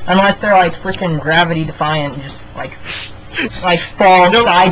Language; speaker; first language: English; native; English